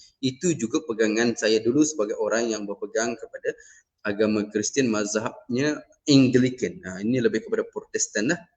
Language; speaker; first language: Malay; non-native, local second language; Iban